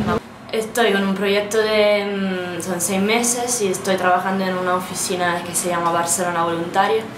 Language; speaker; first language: Spanish; non-native, fluent; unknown